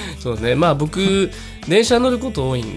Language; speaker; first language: Japanese; native; Japanese